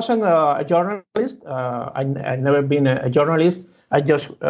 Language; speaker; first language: English; non-native, learner; Spanish